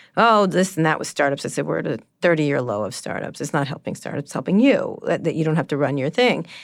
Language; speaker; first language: English; native; English